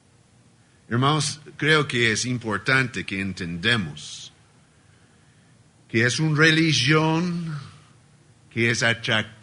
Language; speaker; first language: Spanish; non-native, learner; Portuguese